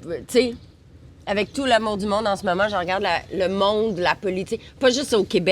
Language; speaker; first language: French; native; French